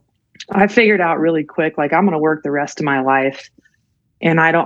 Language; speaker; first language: English; native; English